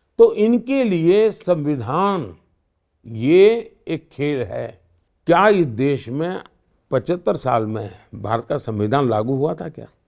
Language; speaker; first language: Hindi; non-native, local second language; Gujarati